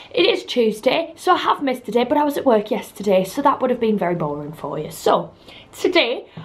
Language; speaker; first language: English; native; English